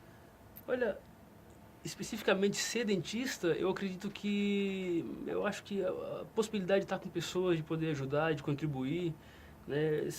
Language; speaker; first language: Portuguese; native; Portuguese